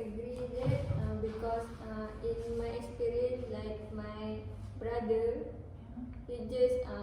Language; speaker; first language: English; non-native, learner; Malay